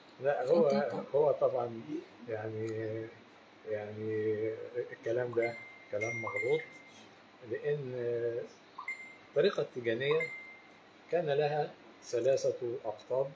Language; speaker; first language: Arabic; native; Arabic